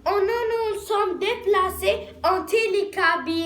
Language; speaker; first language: French; non-native, learner; Arabic